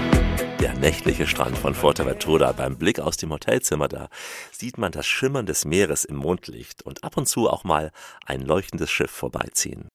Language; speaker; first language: German; native; German